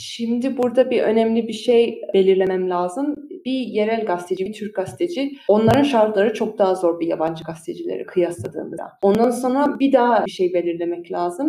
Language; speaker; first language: Turkish; early bilingual, heritage; Turkish